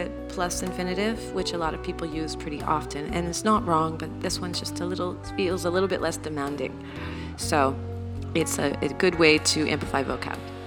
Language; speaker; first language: English; native; English